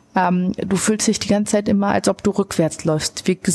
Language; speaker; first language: German; native; German